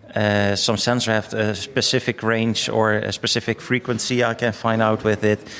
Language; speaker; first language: English; non-native, fluent; Dutch